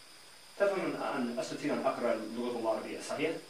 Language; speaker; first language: Arabic; non-native, fluent; English